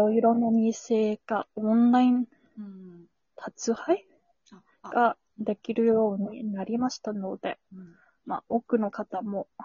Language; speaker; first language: Japanese; non-native, learner; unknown